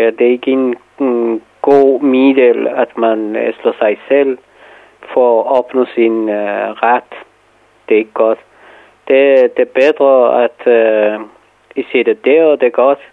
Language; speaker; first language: Danish; non-native, fluent; Persian